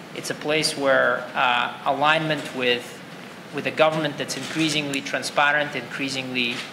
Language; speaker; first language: English; non-native, fluent; Russian